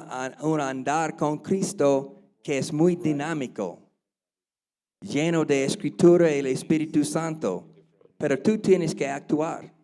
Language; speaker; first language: Spanish; non-native, learner; English